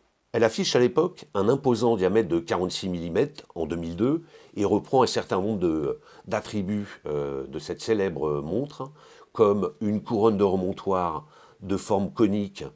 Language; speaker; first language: French; native; French